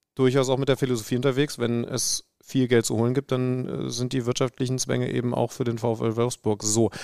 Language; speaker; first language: German; native; German